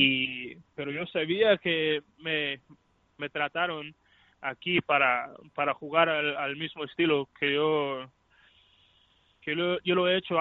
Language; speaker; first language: Spanish; non-native, learner; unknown